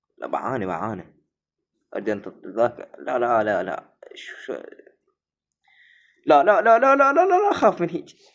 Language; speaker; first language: Arabic; native; Arabic